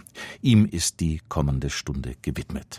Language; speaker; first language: German; native; German